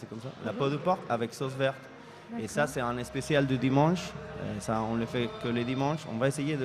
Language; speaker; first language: French; non-native, fluent; Spanish